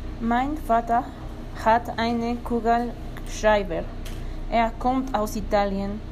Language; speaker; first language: German; non-native, learner; Spanish